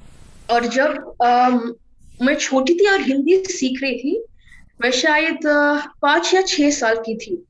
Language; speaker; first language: Hindi; non-native, fluent; English